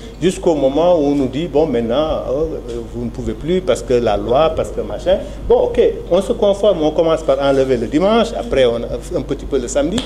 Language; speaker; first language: French; non-native, local second language; Wolof